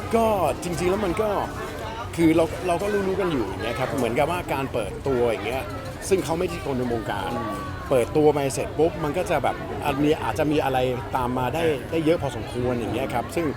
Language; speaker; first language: Thai; early bilingual, heritage; Danish